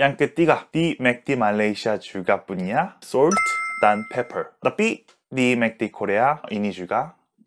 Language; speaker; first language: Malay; non-native, learner; Korean